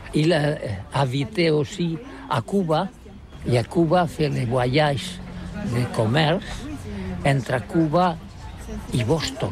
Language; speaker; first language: French; non-native, learner; Catalan